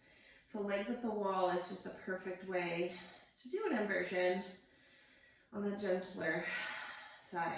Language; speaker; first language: English; native; English